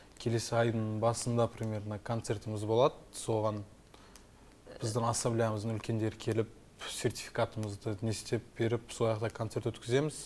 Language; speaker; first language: Kazakh; non-native, local second language; Turkish